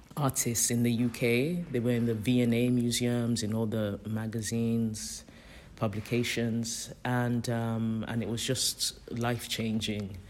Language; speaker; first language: English; native; English